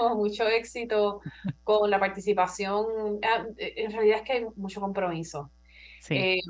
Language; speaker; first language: Spanish; native; Spanish